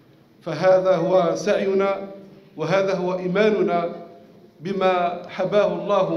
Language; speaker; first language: Arabic; native; Arabic